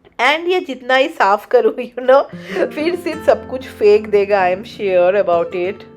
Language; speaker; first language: Hindi; non-native, local second language; Bangla